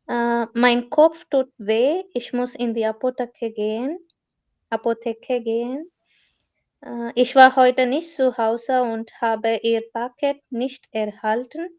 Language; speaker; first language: German; non-native, learner; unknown